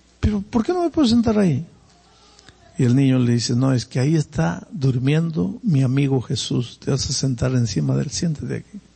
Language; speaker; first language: Spanish; native; Spanish